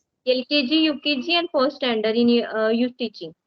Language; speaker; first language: English; non-native, learner; Marathi